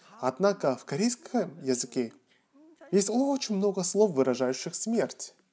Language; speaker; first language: Russian; non-native, fluent; Korean